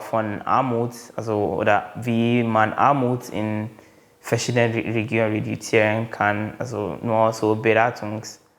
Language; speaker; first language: German; non-native, learner; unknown